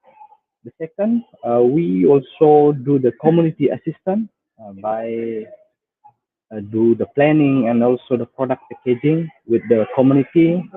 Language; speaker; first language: English; non-native, fluent; Indonesian